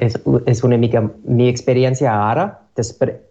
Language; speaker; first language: Catalan; non-native, learner; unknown